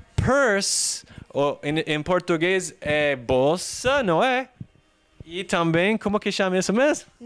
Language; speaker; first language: Portuguese; non-native, fluent; English